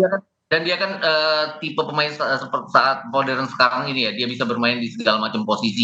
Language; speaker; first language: Indonesian; native; Indonesian